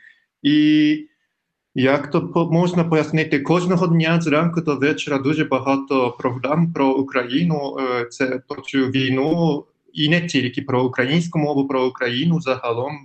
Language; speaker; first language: Ukrainian; non-native, fluent; Japanese